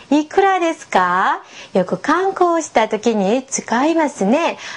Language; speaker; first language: Japanese; non-native, fluent; Korean